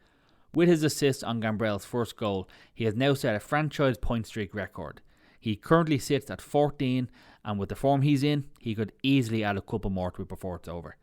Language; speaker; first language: English; native; English